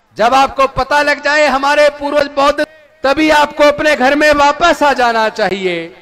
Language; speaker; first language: Hindi; native; Hindi